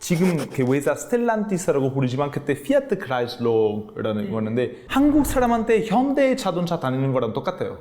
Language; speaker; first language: Korean; non-native, fluent; Italian